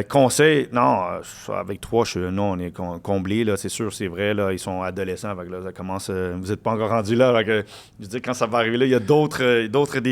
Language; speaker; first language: French; native; French